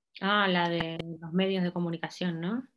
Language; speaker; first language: Spanish; native; Spanish